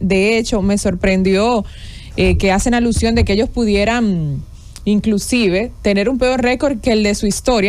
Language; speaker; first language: Spanish; native; Spanish